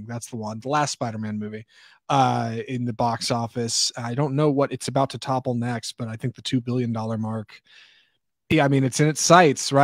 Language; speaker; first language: English; native; English